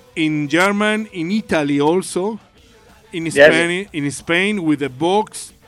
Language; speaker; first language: English; non-native, learner; Spanish